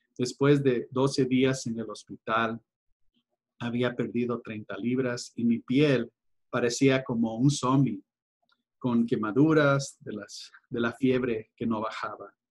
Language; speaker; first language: Spanish; early bilingual, heritage; Spanish